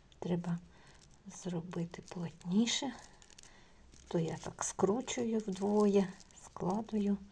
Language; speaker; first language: Ukrainian; non-native, local second language; Russian